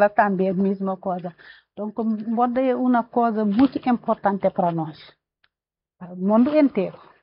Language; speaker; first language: Portuguese; non-native, learner; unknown